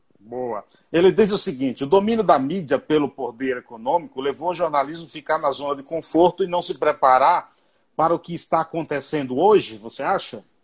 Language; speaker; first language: Portuguese; native; Portuguese